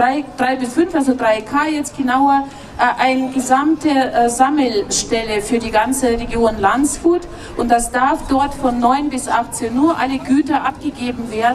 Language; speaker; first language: German; non-native, fluent; Russian